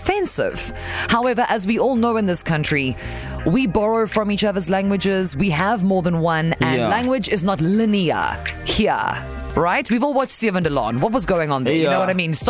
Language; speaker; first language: English; native; English